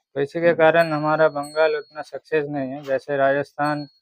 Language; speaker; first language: Hindi; non-native, local second language; Bangla